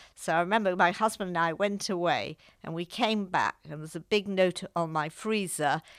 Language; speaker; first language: English; native; English